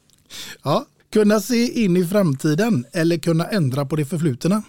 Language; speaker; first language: Swedish; native; Swedish